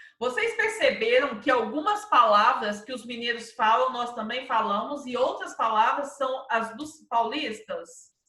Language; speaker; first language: Portuguese; native; Portuguese